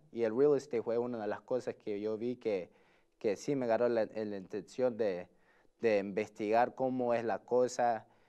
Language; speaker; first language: Spanish; early bilingual, heritage; Spanish